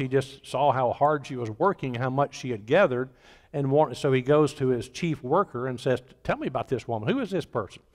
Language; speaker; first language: English; native; English